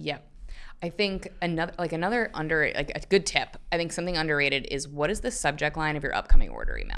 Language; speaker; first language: English; native; English